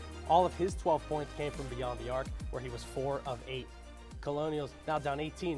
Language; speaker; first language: English; native; English